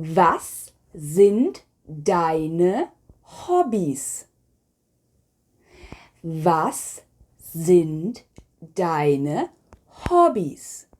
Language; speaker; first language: German; non-native, fluent; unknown